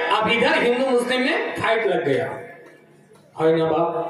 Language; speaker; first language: Hindi; non-native, local second language; Bangla